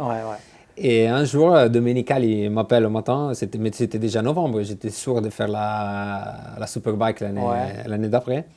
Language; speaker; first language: French; non-native, fluent; Italian